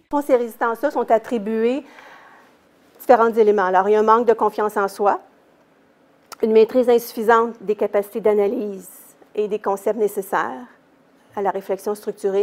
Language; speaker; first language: French; native; French